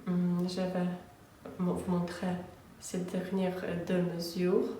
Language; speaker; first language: French; non-native, fluent; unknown